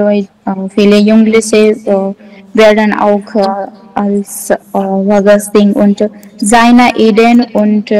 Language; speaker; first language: German; non-native, learner; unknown